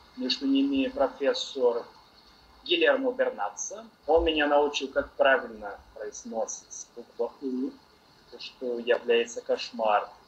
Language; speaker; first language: Russian; non-native, learner; Portuguese